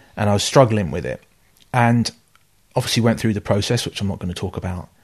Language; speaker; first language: English; native; English